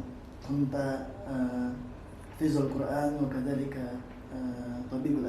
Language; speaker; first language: Arabic; non-native, fluent; Indonesian